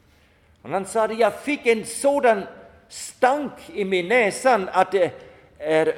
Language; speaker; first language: Swedish; non-native, fluent; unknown